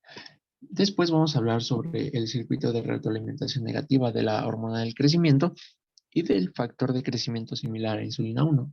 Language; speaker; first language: Spanish; native; Spanish